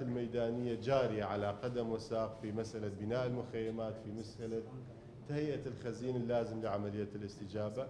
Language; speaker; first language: Arabic; native; Arabic